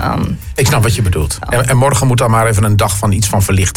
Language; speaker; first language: Dutch; native; Dutch